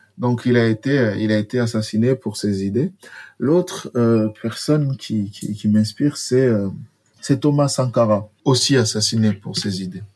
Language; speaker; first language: French; non-native, local second language; Swahili